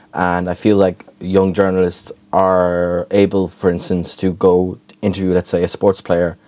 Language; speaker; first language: English; native; English